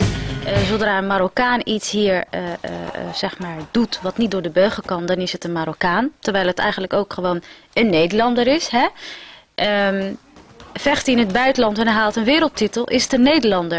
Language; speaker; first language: Dutch; early bilingual, other home language; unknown